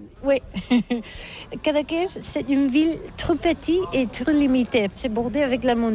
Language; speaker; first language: French; non-native, learner; Catalan